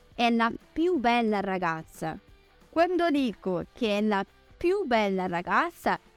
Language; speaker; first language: Italian; non-native, fluent; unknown